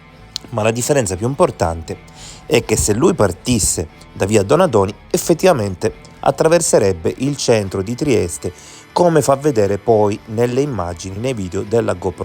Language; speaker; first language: Italian; native; Italian